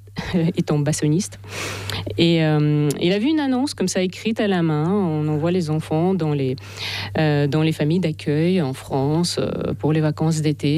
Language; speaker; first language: French; non-native, fluent; Russian